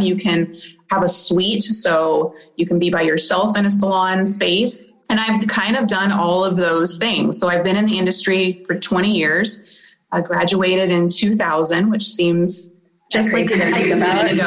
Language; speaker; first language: English; native; English